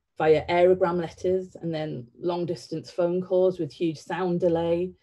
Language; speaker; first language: English; native; English